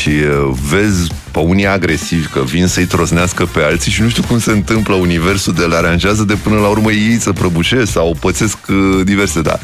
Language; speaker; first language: Romanian; native; Romanian